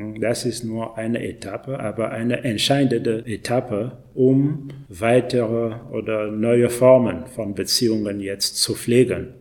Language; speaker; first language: German; non-native, fluent; French